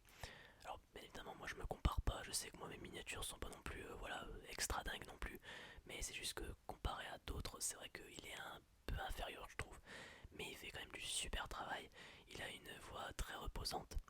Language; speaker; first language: French; native; French